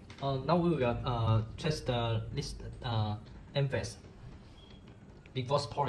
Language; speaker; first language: English; non-native, learner; Chinese